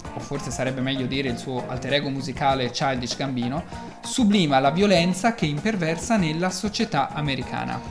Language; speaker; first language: Italian; native; Italian